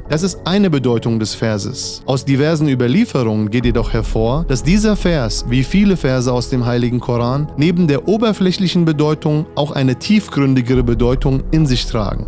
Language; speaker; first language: German; native; German